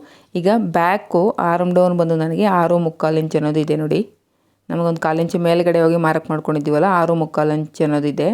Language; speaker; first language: Kannada; native; Kannada